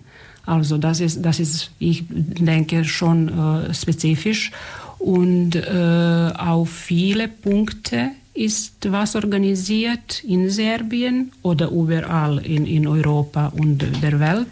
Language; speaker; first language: German; non-native, fluent; Serbian